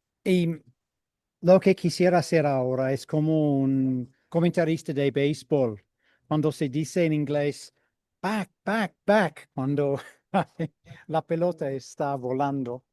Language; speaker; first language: Spanish; non-native, fluent; English